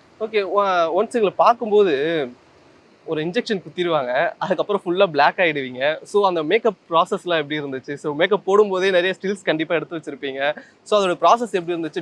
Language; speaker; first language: Tamil; native; Tamil